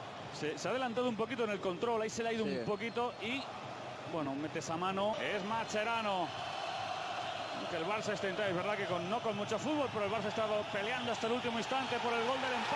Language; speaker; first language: Spanish; native; Spanish